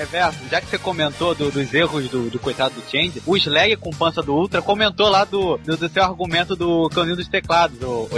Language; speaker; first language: Portuguese; native; Portuguese